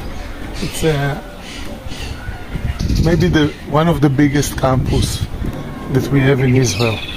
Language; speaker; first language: English; non-native, learner; Hebrew